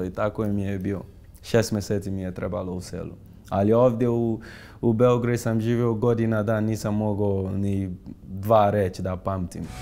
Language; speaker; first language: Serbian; non-native, fluent; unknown